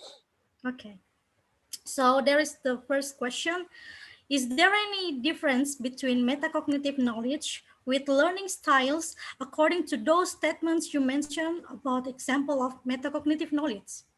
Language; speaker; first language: English; non-native, fluent; Indonesian